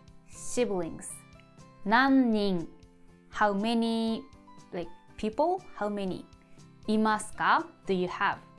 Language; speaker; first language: English; non-native, fluent; Japanese